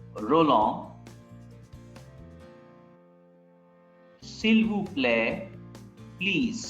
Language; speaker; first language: French; non-native, fluent; Bangla